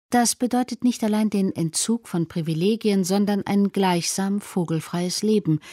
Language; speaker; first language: German; native; German